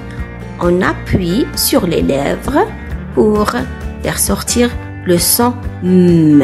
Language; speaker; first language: French; non-native, local second language; Arabic